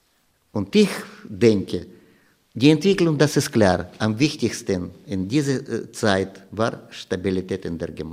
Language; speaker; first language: German; non-native, learner; Russian